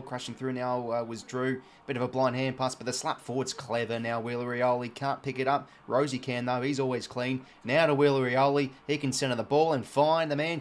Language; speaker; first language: English; native; English